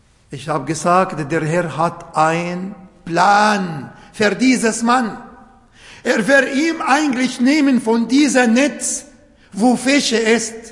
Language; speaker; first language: German; non-native, learner; Arabic